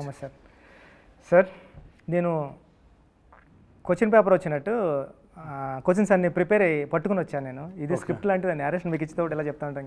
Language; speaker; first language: Telugu; native; Telugu